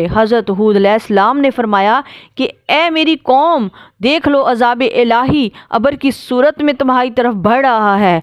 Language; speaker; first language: Urdu; native; Urdu